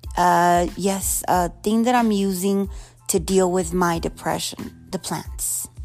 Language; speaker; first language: English; early bilingual, other home language; Spanish